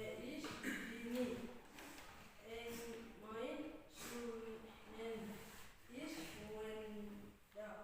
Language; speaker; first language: English; non-native, learner; Indonesian